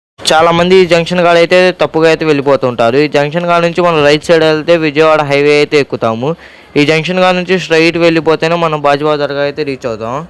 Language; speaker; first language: Telugu; non-native, local second language; Urdu